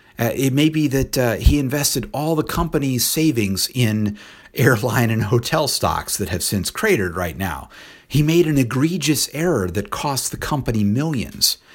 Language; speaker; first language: English; native; English